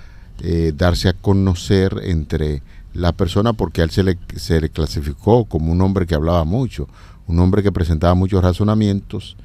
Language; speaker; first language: Spanish; native; Spanish